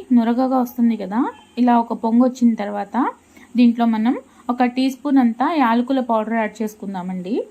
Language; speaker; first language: Telugu; non-native, local second language; Urdu